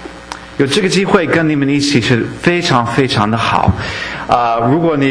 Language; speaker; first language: Chinese; non-native, fluent; English